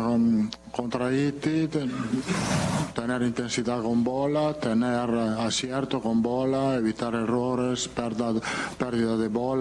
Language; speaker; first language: Portuguese; non-native, fluent; Italian